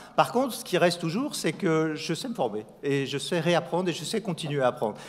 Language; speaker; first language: French; native; French